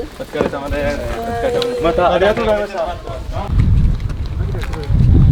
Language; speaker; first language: Japanese; native; Japanese